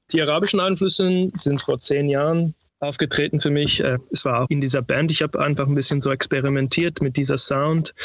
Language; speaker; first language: German; early bilingual, heritage; German